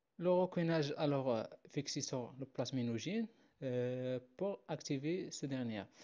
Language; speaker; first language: French; non-native, local second language; Arabic